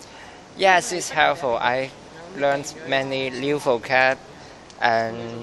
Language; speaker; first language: English; non-native, local second language; Cantonese